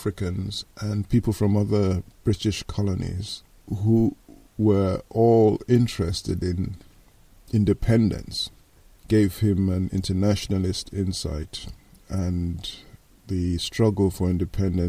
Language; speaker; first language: English; non-native, local second language; Yoruba